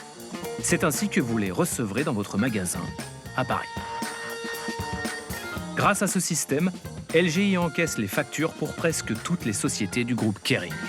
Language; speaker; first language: French; native; French